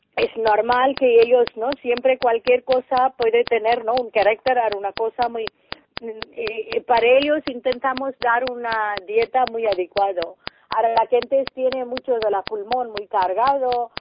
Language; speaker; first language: Spanish; non-native, learner; Tamil